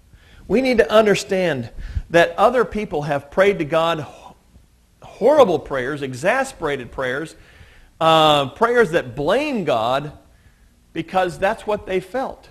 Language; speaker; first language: English; native; English